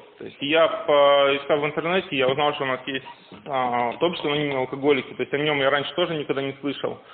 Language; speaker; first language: Russian; native; Russian